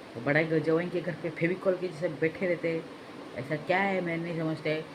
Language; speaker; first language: Hindi; non-native, local second language; Marathi